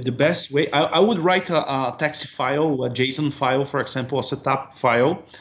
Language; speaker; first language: English; non-native, fluent; Portuguese